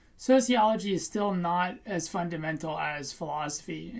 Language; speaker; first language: English; native; English